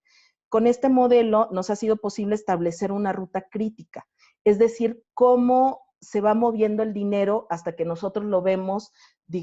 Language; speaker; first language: Spanish; native; Spanish